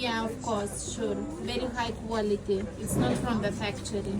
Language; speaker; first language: English; non-native, fluent; Lithuanian